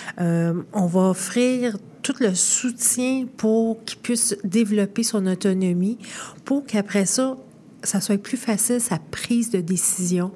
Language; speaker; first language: French; native; French